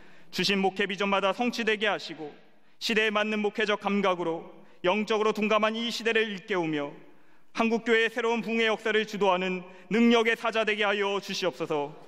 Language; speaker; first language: Korean; native; Korean